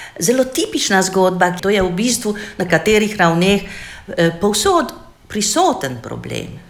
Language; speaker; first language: Slovenian; non-native, fluent; Hungarian